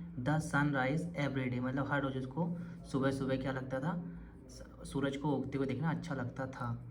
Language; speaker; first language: Hindi; native; Hindi